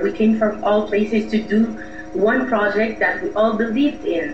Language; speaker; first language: English; non-native, fluent; Haitian Creole